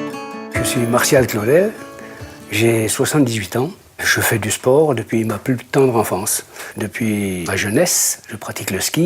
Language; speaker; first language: French; native; French